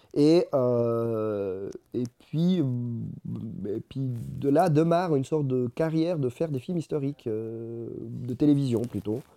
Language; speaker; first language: French; non-native, fluent; Spanish